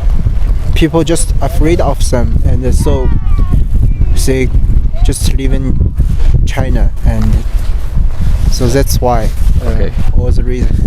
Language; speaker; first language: English; non-native, learner; Chinese